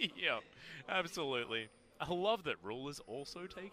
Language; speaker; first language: English; native; English